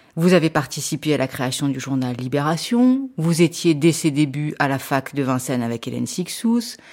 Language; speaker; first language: French; native; French